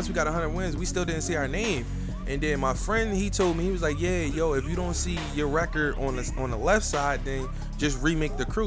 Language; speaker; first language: English; native; English